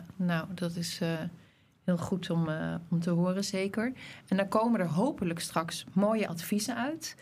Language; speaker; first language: Dutch; native; Dutch